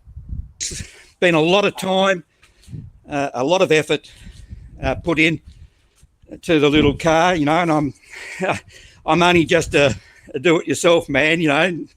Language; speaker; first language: English; native; English